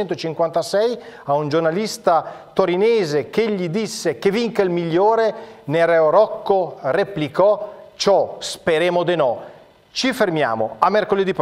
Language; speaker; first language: Italian; native; Italian